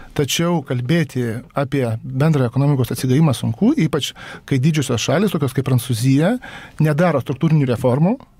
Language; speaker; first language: Lithuanian; native; Lithuanian